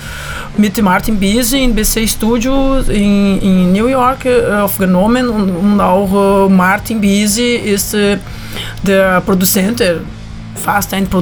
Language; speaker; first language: German; non-native, learner; Portuguese